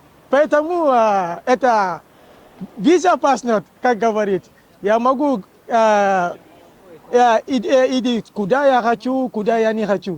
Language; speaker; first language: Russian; non-native, learner; Romanian